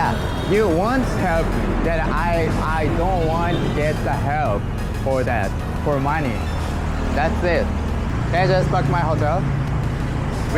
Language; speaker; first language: English; non-native, learner; Japanese